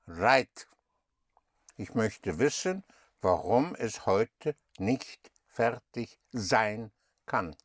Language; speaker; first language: German; non-native, fluent; English